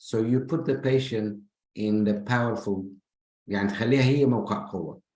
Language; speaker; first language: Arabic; native; Arabic